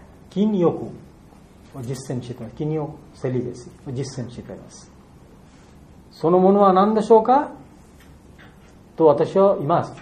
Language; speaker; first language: Japanese; non-native, fluent; Bangla